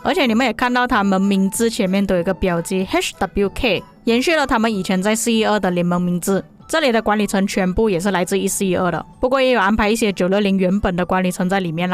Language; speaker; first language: Chinese; native; Chinese